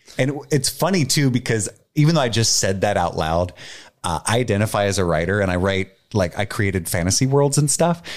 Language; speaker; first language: English; native; English